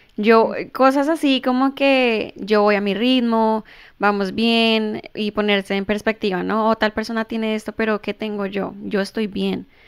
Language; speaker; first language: Spanish; early bilingual, heritage; Spanish